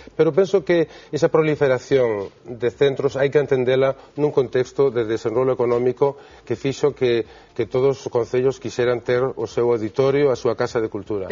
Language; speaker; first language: Galician; non-native, local second language; Spanish